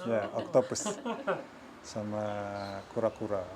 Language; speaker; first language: Indonesian; non-native, local second language; Balinese